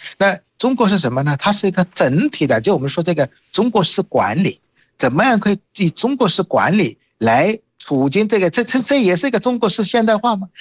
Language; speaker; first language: Chinese; non-native, fluent; Bangla